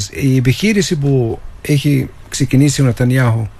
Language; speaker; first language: Greek; non-native, fluent; Arabic